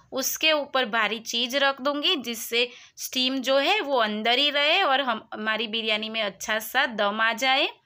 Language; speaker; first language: Hindi; non-native, local second language; Gujarati